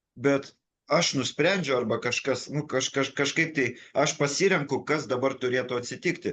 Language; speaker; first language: Lithuanian; native; Lithuanian